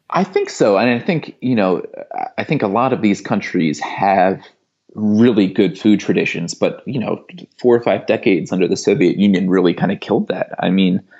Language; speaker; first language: English; native; English